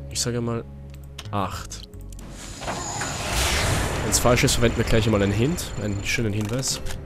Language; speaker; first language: German; native; German